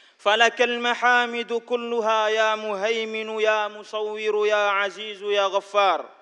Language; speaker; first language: Arabic; non-native, fluent; Indonesian